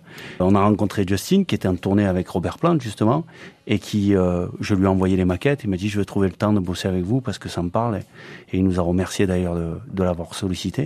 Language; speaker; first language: French; early bilingual, other home language; Arabic